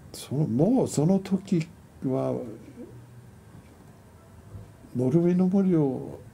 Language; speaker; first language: Japanese; non-native, fluent; English